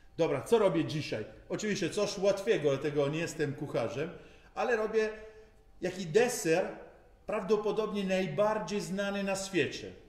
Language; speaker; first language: Polish; non-native, learner; Italian